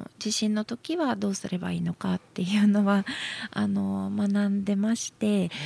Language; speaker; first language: Japanese; non-native, fluent; Russian